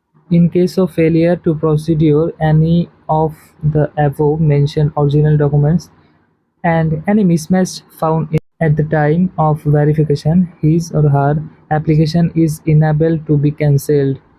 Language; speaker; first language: English; non-native, local second language; Bangla